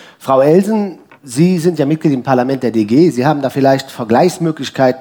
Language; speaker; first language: German; native; German